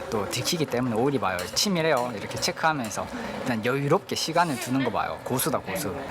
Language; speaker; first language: Korean; non-native, fluent; Thai